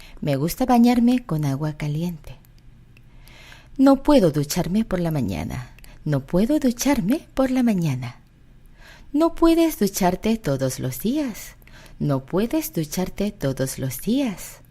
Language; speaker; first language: Spanish; non-native, fluent; Korean